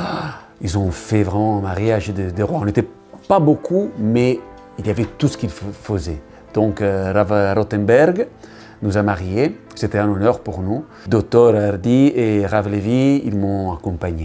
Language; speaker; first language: French; non-native, learner; Italian